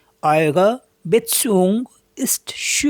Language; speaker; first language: German; non-native, fluent; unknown